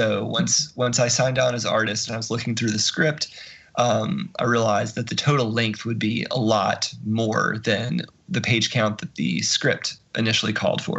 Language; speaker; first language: English; native; English